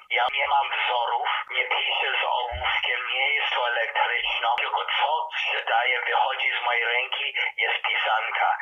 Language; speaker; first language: Polish; early bilingual, heritage; Polish